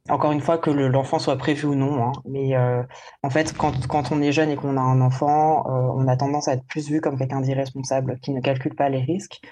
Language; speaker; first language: French; native; French